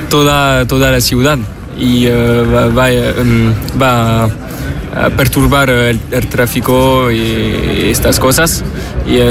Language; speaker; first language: Spanish; non-native, learner; French